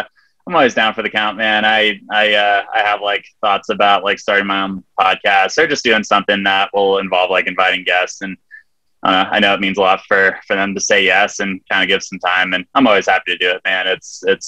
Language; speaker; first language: English; native; English